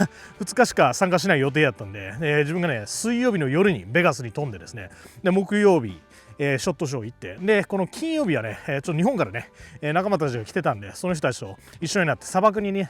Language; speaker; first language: Japanese; native; Japanese